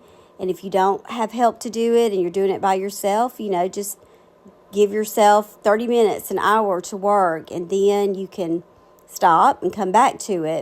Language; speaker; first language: English; native; English